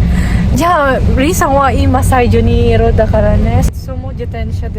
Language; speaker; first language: Japanese; non-native, learner; Filipino